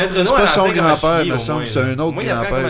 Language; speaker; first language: French; native; French